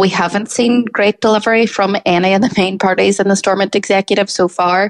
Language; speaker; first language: English; native; English